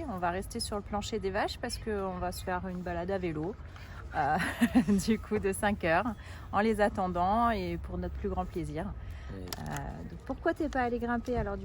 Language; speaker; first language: French; native; French